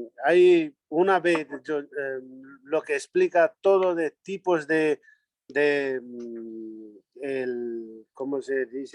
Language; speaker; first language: Spanish; non-native, learner; Nepali